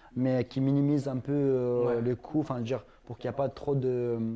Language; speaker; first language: French; non-native, fluent; Ingush